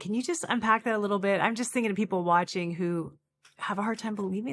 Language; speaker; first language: English; native; English